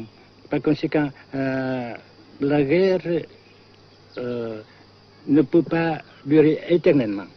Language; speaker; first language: French; non-native, fluent; Vietnamese